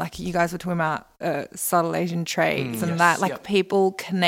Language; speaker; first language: English; non-native, local second language; Korean